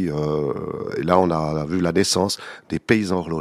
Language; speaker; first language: French; native; French